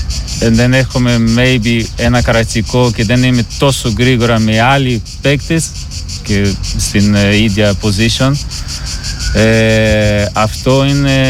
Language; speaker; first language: Greek; non-native, learner; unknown